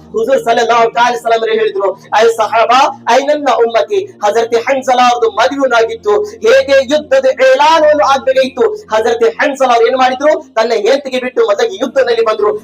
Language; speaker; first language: Kannada; non-native, local second language; Urdu